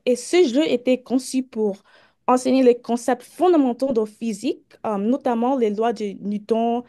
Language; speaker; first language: French; early bilingual, heritage; French